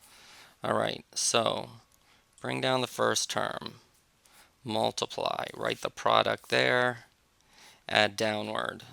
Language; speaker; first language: English; native; English